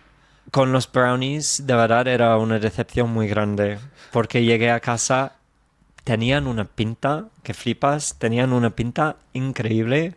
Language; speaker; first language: Spanish; non-native, fluent; English